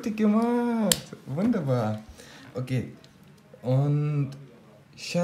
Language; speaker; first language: German; non-native, learner; Pashto